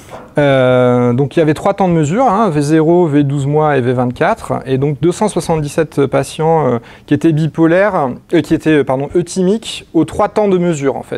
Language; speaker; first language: French; native; French